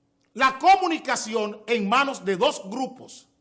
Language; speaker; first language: Spanish; native; Spanish